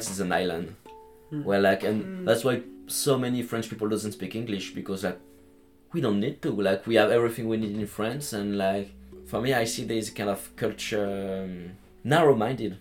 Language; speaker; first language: English; non-native, fluent; French